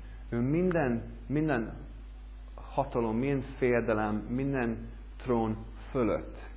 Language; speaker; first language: Hungarian; non-native, learner; English